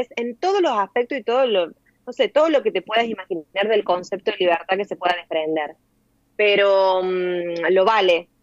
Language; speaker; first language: Spanish; native; Spanish